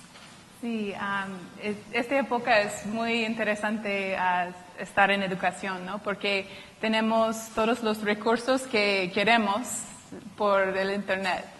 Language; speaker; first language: Spanish; non-native, fluent; English